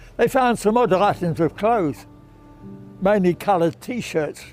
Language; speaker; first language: English; native; English